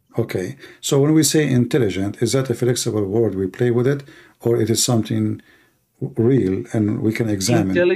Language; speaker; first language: English; non-native, fluent; Arabic